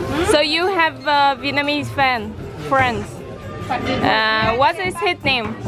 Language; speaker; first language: English; non-native, fluent; Vietnamese